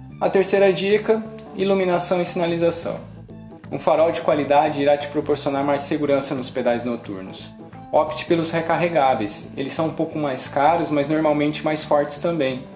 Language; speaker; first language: Portuguese; native; Portuguese